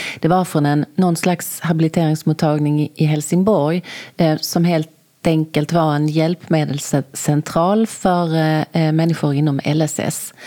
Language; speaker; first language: Swedish; native; Swedish